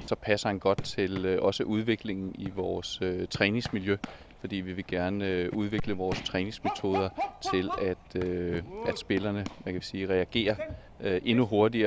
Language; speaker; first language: Danish; native; Danish